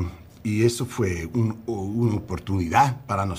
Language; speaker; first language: Spanish; non-native, learner; English